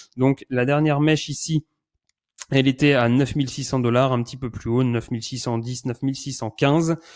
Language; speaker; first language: French; native; French